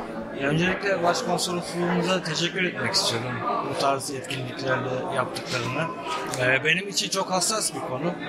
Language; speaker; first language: Turkish; early bilingual, other home language; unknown